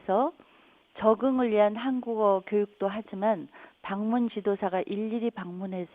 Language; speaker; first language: Korean; native; Korean